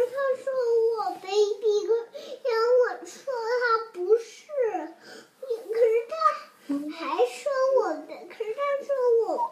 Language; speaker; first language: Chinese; early bilingual, heritage; Cantonese